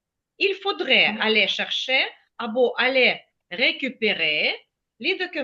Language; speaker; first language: French; non-native, fluent; Ukrainian